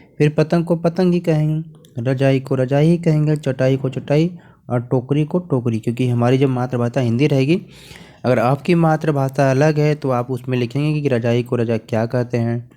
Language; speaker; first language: Hindi; native; Hindi